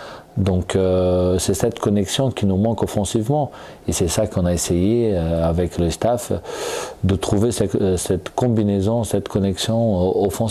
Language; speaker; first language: French; non-native, fluent; Portuguese